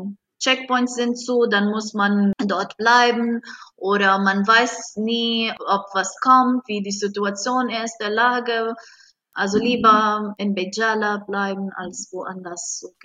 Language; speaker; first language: German; non-native, fluent; Arabic